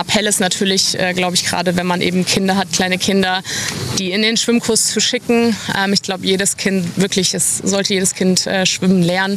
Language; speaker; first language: German; native; German